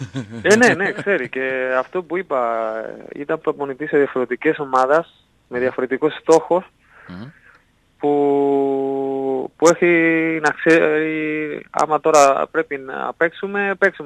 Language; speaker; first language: Greek; non-native, learner; Spanish